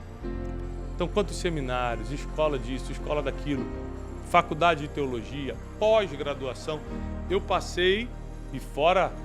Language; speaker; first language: Portuguese; native; Portuguese